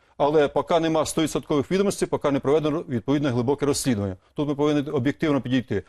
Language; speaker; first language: Ukrainian; native; Ukrainian